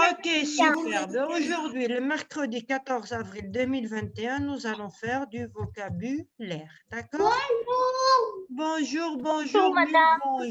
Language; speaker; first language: French; non-native, local second language; Arabic